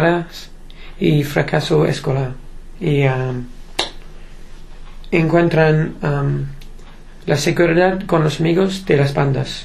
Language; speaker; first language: Spanish; non-native, learner; English